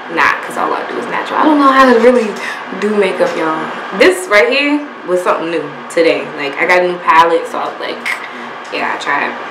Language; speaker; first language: English; native; English